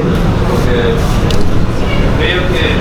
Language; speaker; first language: Spanish; non-native, learner; Portuguese